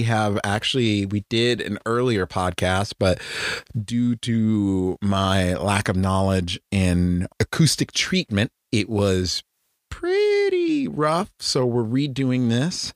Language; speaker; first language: English; native; English